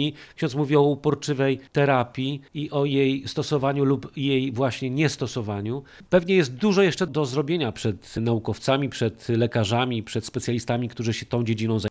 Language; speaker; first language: Polish; native; Polish